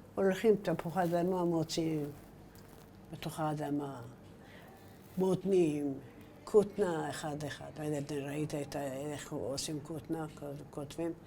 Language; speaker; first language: Hebrew; non-native, learner; Persian